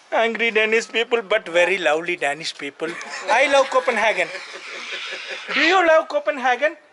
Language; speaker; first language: English; non-native, local second language; Telugu